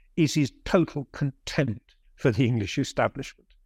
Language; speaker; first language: English; native; English